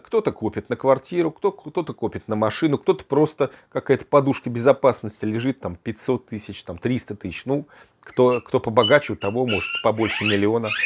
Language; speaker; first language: Russian; native; Russian